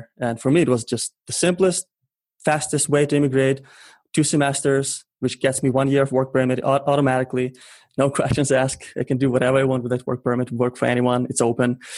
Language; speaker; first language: English; non-native, fluent; Ukrainian